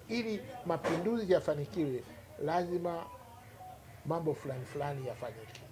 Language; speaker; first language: Swahili; native; Swahili